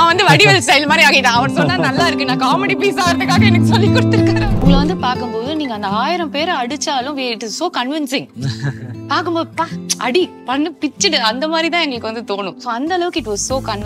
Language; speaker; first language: Tamil; native; Tamil